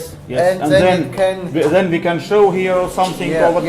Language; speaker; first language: English; non-native, fluent; Estonian